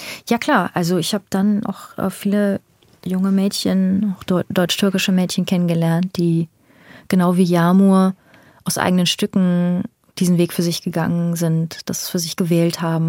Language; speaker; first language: German; early bilingual, other home language; Persian